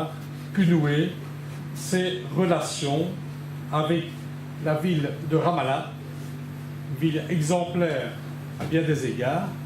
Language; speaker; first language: French; native; French